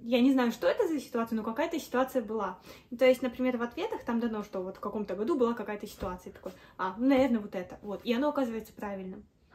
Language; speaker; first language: Russian; native; Russian